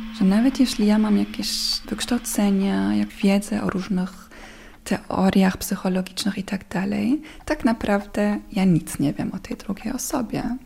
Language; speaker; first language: Polish; non-native, fluent; German